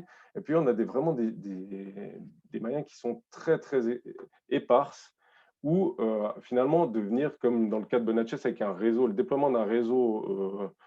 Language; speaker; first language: French; native; French